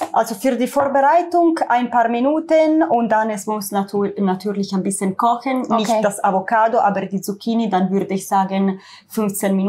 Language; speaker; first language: German; non-native, learner; Italian